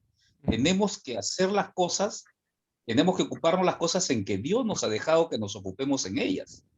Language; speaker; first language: Spanish; native; Spanish